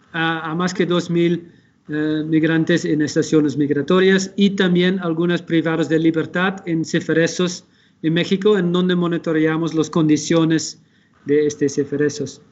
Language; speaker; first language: Spanish; non-native, fluent; Dutch